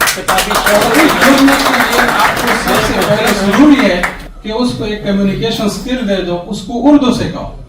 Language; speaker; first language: Urdu; non-native, local second language; Pashto